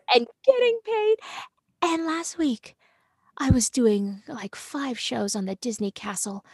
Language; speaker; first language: English; native; English